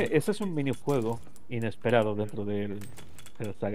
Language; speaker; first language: Spanish; native; Spanish